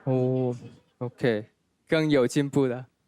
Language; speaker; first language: Chinese; non-native, fluent; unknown